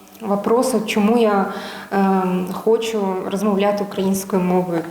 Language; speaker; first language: Ukrainian; non-native, local second language; Russian